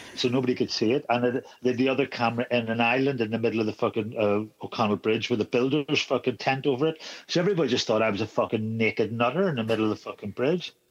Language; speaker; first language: English; native; English